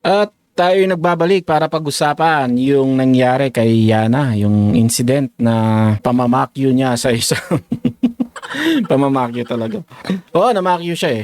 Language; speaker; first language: Filipino; native; Filipino